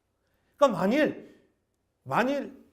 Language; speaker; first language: Korean; native; Korean